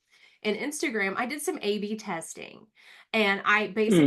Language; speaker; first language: English; native; English